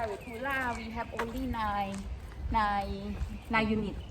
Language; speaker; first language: English; non-native, local second language; Thai